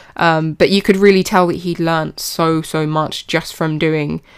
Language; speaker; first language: English; native; English